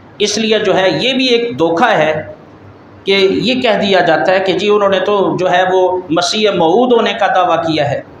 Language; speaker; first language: Urdu; native; Urdu